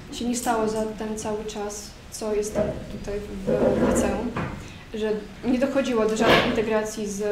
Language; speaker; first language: Polish; non-native, fluent; Ukrainian